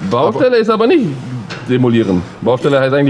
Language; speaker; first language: German; native; German